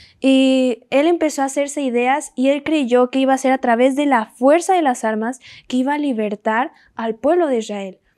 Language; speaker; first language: Spanish; native; Spanish